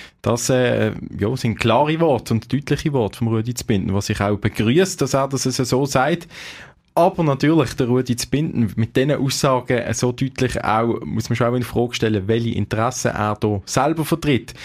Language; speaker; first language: German; native; German